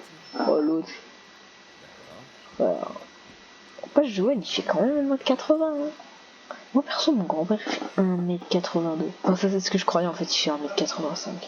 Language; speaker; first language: French; native; French